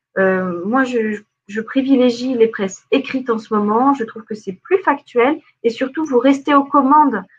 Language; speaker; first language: French; native; French